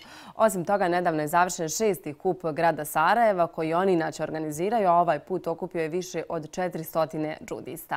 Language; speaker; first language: Serbian; native; Serbian